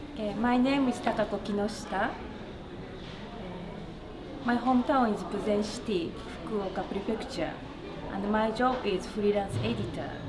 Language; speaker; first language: English; non-native, learner; Japanese